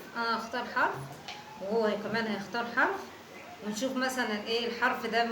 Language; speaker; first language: Egyptian Arabic; native; Egyptian Arabic